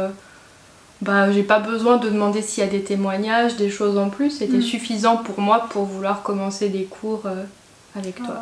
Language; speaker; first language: French; native; French